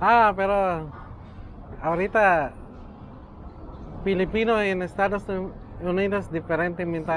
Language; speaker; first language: Spanish; non-native, learner; Filipino